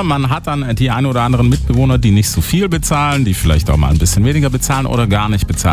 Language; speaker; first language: German; native; German